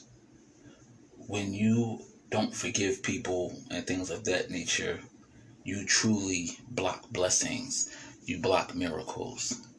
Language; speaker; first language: English; native; English